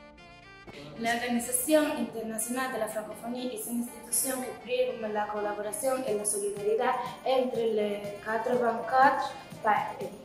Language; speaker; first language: French; non-native, learner; Spanish